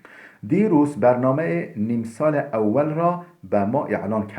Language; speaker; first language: Persian; non-native, fluent; Turkish